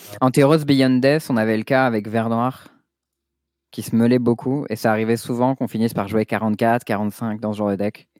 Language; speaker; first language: French; native; French